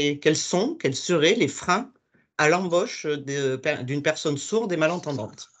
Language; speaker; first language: French; native; French